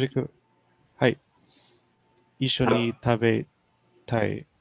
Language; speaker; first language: Japanese; non-native, learner; English